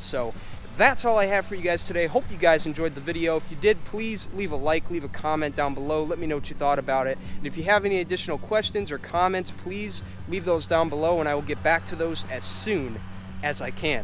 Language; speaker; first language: English; native; English